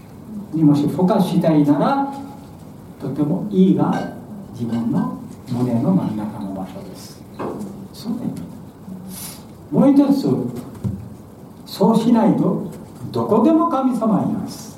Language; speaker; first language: Japanese; non-native, learner; Bangla